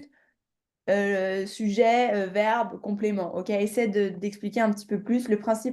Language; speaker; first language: French; native; French